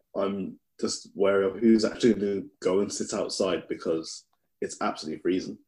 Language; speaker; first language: English; native; English